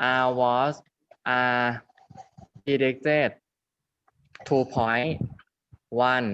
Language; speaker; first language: English; non-native, learner; Thai